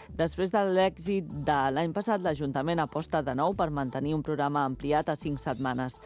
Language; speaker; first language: Catalan; native; Catalan